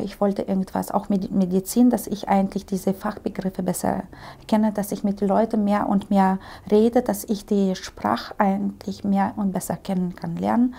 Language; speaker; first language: German; early bilingual, heritage; Russian